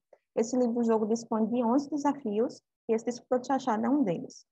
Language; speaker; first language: Portuguese; native; Portuguese